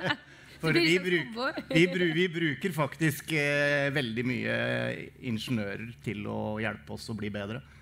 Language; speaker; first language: Norwegian; native; Norwegian